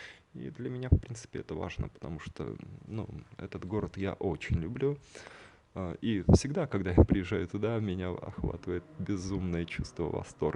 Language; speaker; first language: Russian; native; Russian